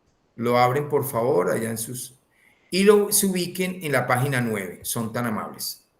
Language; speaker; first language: Spanish; native; Spanish